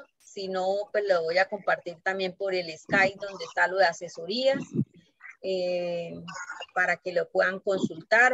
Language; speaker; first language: Spanish; native; Spanish